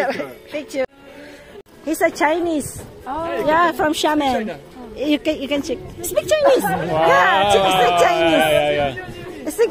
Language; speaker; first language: English; non-native, local second language; Filipino